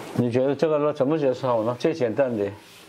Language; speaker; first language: Chinese; non-native, fluent; Korean